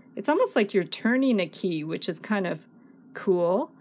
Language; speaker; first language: English; native; English